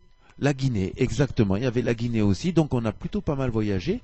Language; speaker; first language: French; native; French